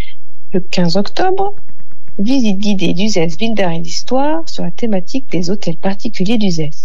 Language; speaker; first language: French; native; French